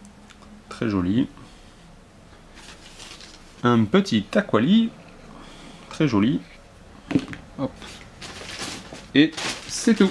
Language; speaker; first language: French; native; French